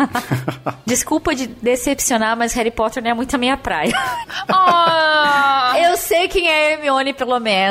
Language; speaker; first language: Portuguese; native; Portuguese